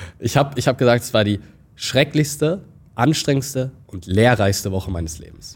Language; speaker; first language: German; native; German